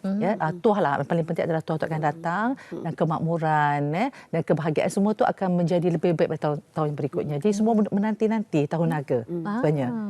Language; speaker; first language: Malay; non-native, local second language; Chinese